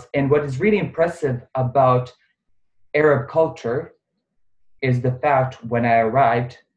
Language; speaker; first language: English; non-native, fluent; Bosnian